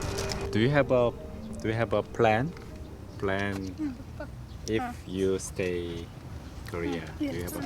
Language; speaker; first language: English; non-native, learner; Korean